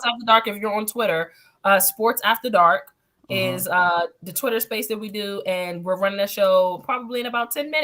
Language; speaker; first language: English; native; English